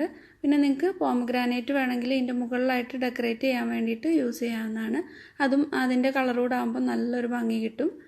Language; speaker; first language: Malayalam; native; Malayalam